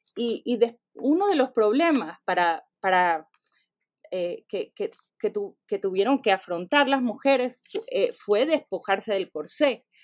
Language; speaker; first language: Spanish; native; Spanish